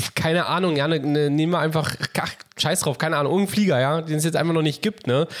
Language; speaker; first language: German; early bilingual, heritage; Polish